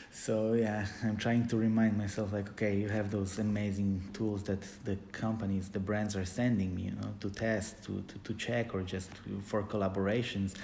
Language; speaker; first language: English; non-native, fluent; Polish